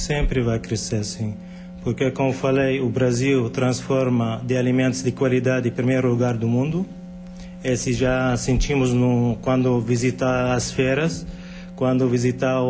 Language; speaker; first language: Portuguese; non-native, fluent; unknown